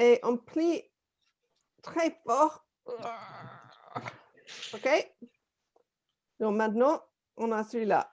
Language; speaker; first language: French; non-native, fluent; English